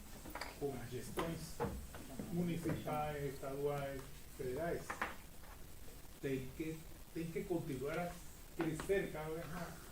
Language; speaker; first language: Portuguese; non-native, fluent; Spanish